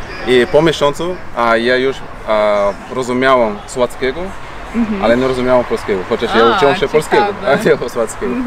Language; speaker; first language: Polish; non-native, fluent; Portuguese